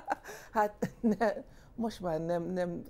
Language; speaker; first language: Hungarian; early bilingual, heritage; English